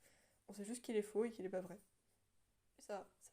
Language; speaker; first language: French; native; French